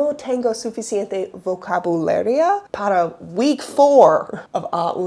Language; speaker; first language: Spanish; non-native, learner; English